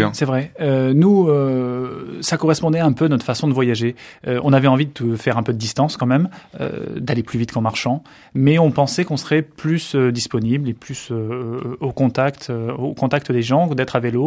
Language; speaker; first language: French; native; French